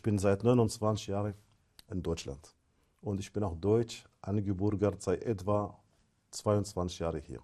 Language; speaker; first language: German; non-native, fluent; Arabic